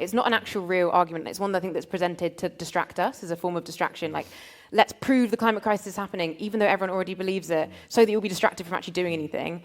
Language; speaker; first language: English; native; English